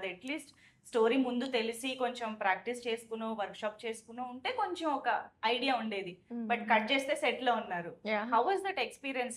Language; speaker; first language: Telugu; native; Telugu